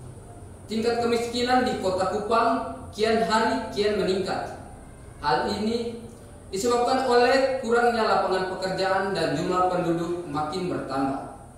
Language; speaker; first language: Indonesian; native; Indonesian